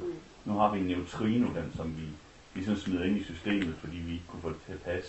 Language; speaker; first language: Danish; native; Danish